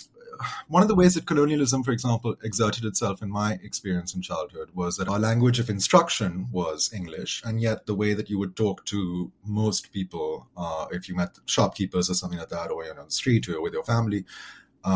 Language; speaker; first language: English; native; English